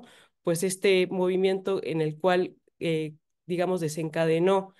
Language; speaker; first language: Spanish; native; Spanish